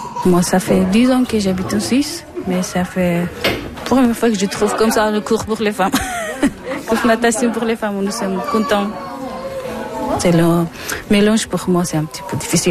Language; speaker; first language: French; non-native, learner; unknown